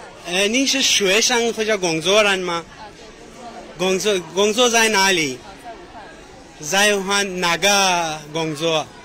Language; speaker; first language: Chinese; non-native, learner; Pashto